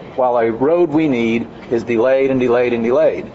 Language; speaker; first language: English; native; English